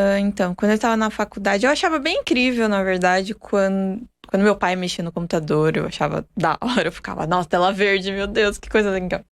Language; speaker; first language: Portuguese; native; Portuguese